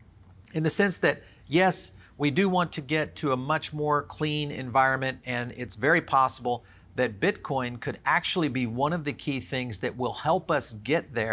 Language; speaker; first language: English; native; English